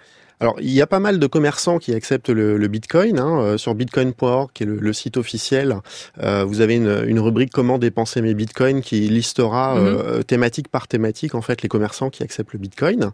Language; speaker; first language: French; native; French